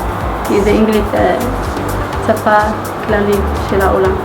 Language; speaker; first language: Hebrew; non-native, learner; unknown